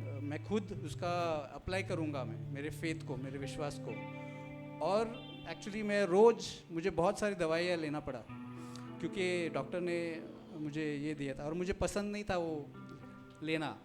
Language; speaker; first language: Hindi; non-native, local second language; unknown